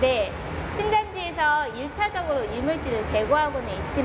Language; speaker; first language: Korean; native; Korean